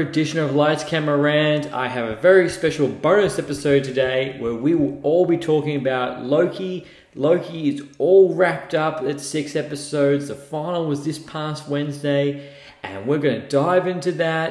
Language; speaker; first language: English; native; English